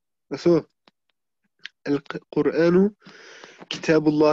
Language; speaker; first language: Arabic; non-native, learner; German